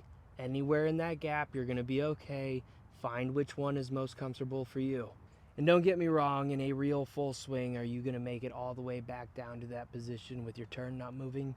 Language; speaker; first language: English; native; English